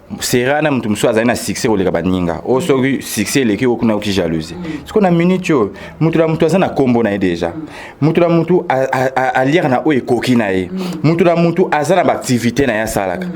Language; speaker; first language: Lingala; native; Lingala